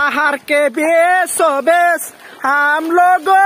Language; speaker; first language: Hindi; non-native, local second language; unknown